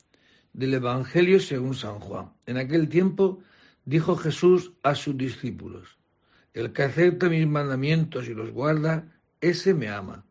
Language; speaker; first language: Spanish; native; Spanish